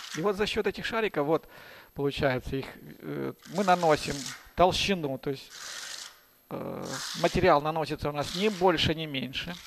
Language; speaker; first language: Russian; native; Russian